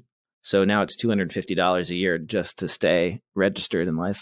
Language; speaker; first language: English; native; English